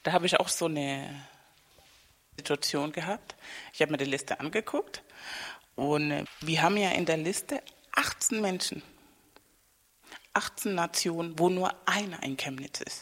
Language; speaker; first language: German; non-native, fluent; Spanish